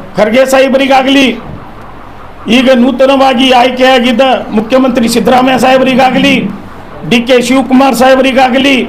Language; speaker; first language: Kannada; non-native, local second language; Lambadi